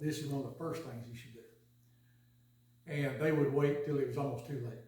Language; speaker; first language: English; native; English